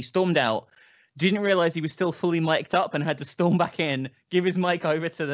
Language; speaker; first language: English; native; English